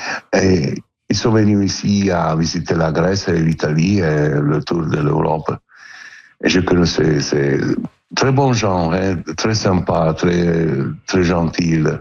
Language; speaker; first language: French; non-native, learner; Italian